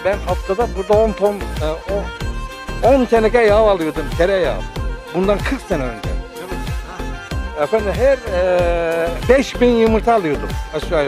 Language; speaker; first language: Turkish; native; Turkish